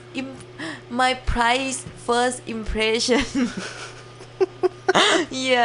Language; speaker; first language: English; non-native, learner; Thai